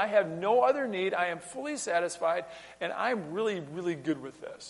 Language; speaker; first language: English; native; English